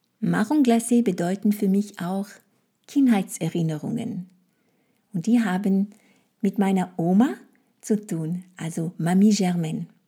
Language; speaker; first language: German; non-native, fluent; French